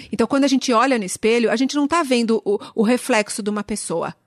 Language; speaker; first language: Portuguese; native; Portuguese